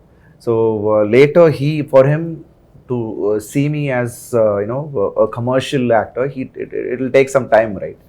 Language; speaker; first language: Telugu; non-native, learner; Tamil